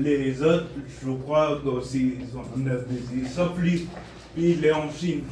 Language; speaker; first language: French; non-native, fluent; Bulgarian